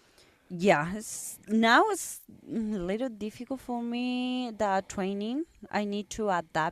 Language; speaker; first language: English; non-native, learner; Spanish